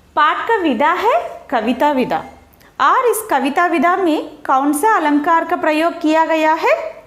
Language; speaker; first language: Hindi; non-native, local second language; Telugu